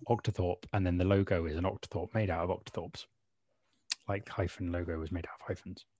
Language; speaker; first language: English; native; English